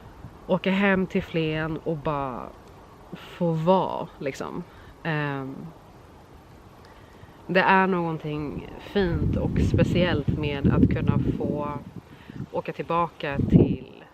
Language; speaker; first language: Swedish; native; Swedish